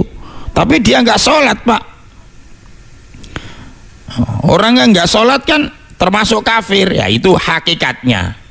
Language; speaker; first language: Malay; non-native, local second language; Javanese